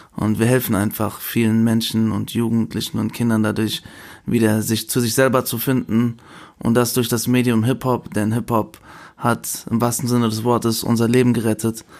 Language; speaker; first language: German; early bilingual, other home language; Spanish